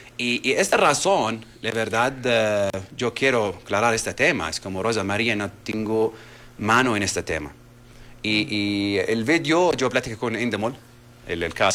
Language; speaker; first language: Spanish; non-native, learner; Arabic